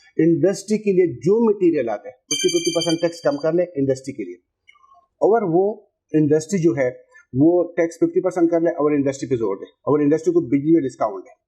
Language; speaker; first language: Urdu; non-native, local second language; Pashto